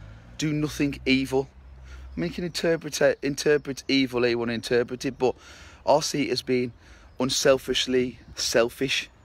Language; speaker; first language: English; native; English